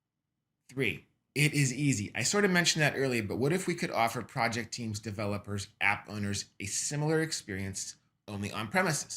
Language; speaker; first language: English; native; English